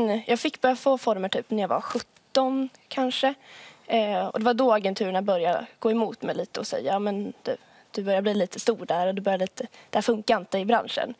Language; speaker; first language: Swedish; native; Swedish